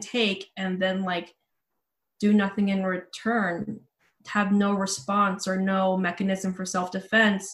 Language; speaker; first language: English; native; English